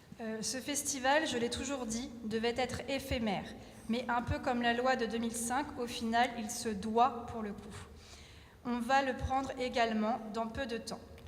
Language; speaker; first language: French; native; French